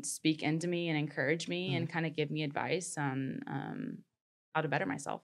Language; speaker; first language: English; native; English